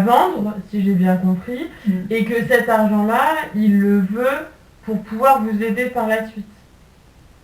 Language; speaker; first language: French; native; French